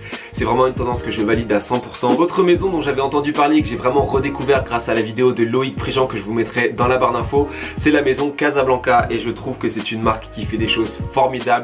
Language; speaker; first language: French; native; French